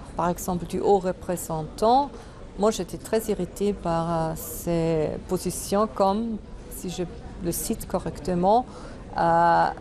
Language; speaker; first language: French; non-native, fluent; German